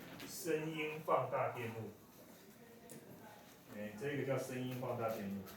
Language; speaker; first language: Chinese; native; Chinese